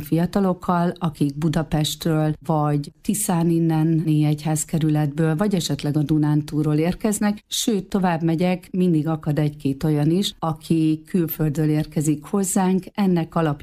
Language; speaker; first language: Hungarian; native; Hungarian